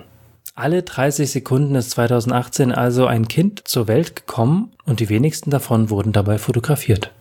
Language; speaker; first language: German; native; German